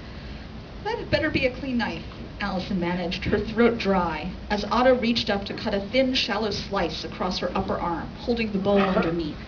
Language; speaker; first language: English; native; English